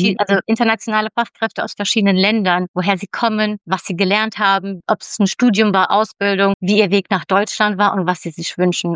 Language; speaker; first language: German; early bilingual, other home language; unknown